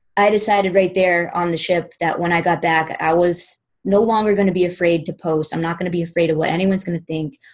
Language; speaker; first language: English; native; English